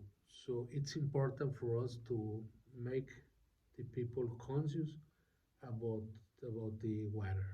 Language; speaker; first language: English; non-native, learner; Spanish